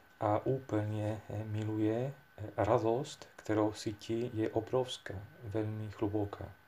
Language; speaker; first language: Czech; non-native, fluent; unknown